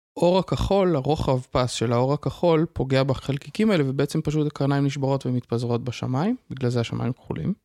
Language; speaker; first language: Hebrew; native; Hebrew